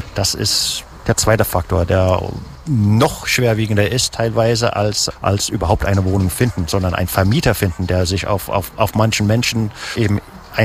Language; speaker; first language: German; native; German